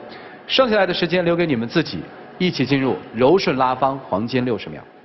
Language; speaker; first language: Chinese; native; Chinese